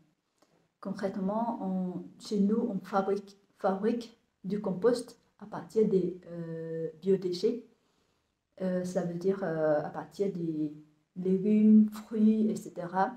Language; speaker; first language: French; non-native, fluent; Vietnamese